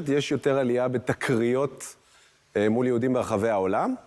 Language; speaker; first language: Hebrew; native; Hebrew